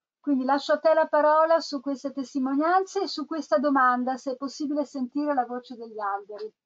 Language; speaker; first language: Italian; native; Italian